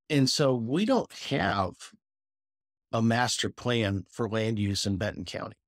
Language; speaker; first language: English; native; English